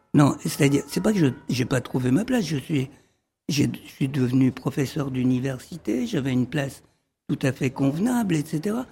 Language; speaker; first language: French; early bilingual, other home language; Arabic